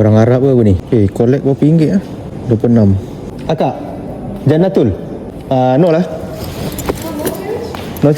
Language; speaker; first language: Malay; native; Malay